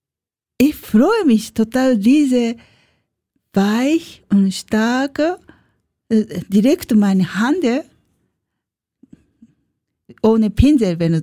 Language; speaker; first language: German; non-native, learner; Japanese